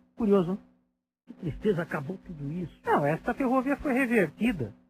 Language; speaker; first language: Portuguese; native; Portuguese